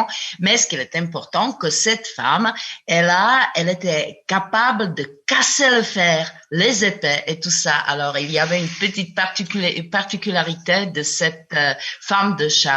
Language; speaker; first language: French; non-native, fluent; Czech